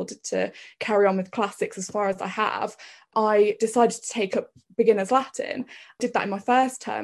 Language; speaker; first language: English; native; English